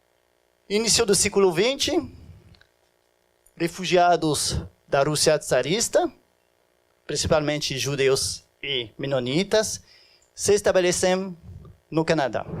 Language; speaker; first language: Portuguese; non-native, fluent; French